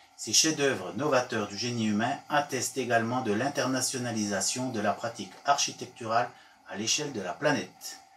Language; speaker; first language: French; native; French